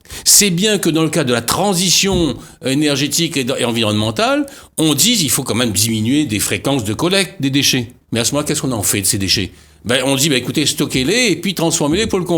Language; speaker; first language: French; native; French